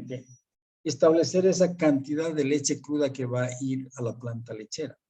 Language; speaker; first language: Spanish; native; Spanish